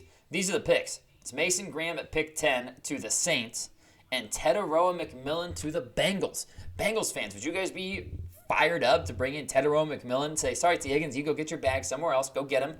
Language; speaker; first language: English; native; English